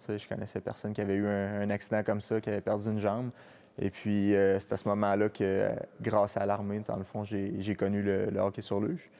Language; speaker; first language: French; native; French